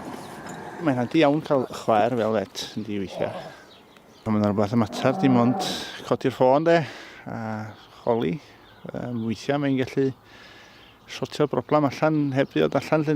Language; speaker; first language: Welsh; native; Welsh